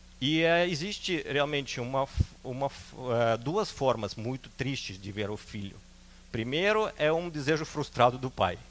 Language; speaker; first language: Portuguese; non-native, fluent; Russian